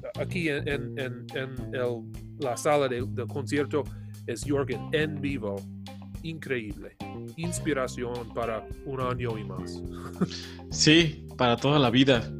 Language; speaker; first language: Spanish; non-native, learner; English